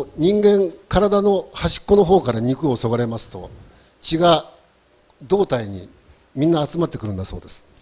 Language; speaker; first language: Japanese; native; Japanese